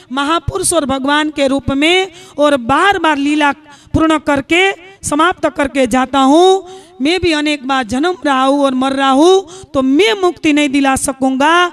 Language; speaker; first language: Hindi; non-native, local second language; Gujarati